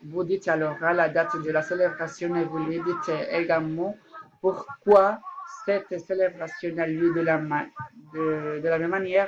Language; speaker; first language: French; non-native, learner; Spanish